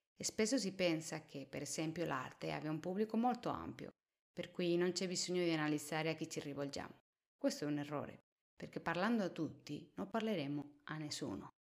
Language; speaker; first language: Italian; non-native, fluent; Spanish